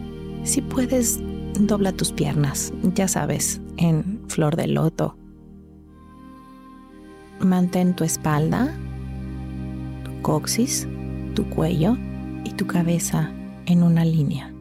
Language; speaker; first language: Spanish; native; Spanish